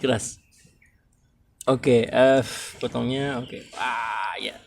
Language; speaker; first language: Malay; non-native, fluent; French